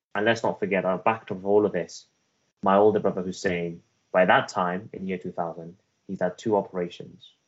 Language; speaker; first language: English; early bilingual, other home language; Persian